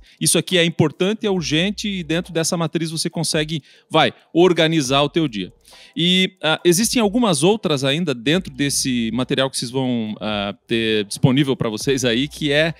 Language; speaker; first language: Portuguese; native; Portuguese